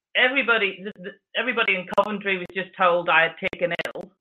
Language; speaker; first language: English; native; English